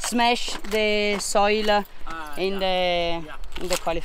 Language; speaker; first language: English; non-native, learner; Italian